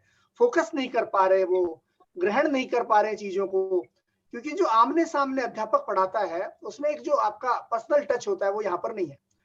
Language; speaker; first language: Hindi; native; Hindi